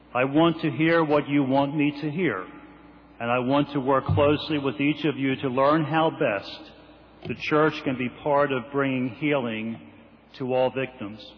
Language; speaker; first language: English; native; English